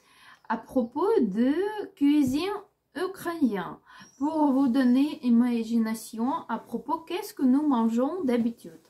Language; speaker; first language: French; non-native, learner; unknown